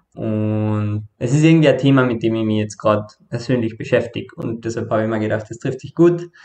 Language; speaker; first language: German; native; German